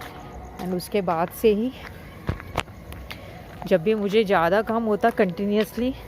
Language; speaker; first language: Hindi; native; Hindi